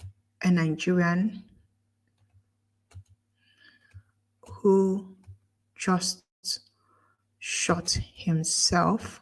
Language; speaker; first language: English; non-native, local second language; Igbo